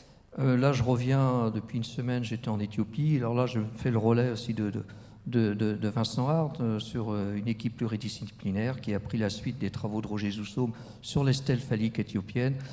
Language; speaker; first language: French; native; French